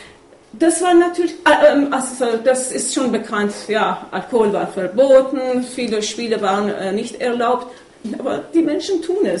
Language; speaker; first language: German; non-native, fluent; Persian